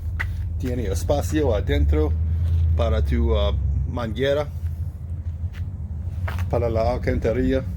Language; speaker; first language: Spanish; non-native, fluent; English